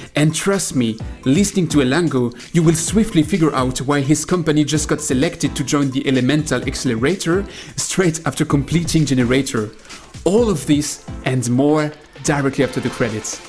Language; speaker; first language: English; non-native, fluent; French